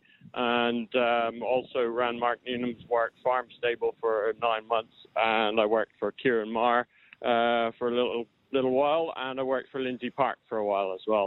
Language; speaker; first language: English; native; English